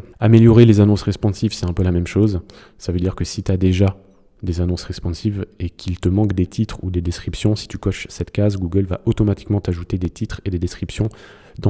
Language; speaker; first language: French; native; French